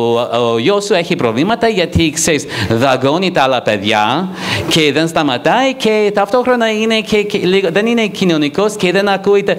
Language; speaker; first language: Greek; non-native, fluent; English